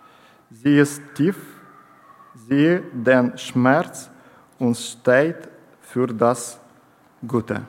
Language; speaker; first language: German; non-native, learner; Ukrainian